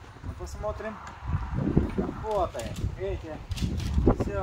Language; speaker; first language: Russian; native; Russian